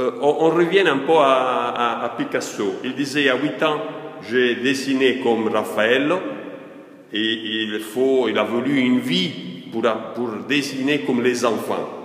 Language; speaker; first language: French; non-native, fluent; Italian